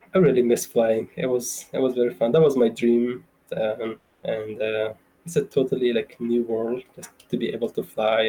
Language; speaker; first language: English; non-native, fluent; Persian